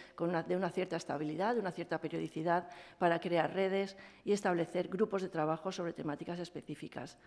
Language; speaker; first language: Spanish; native; Spanish